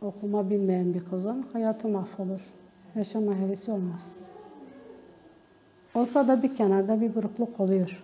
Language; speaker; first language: Turkish; non-native, local second language; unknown